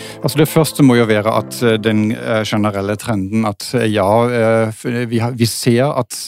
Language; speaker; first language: Norwegian; non-native, fluent; German